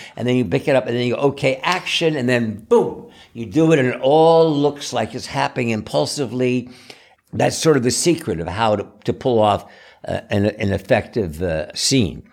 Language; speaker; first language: English; native; English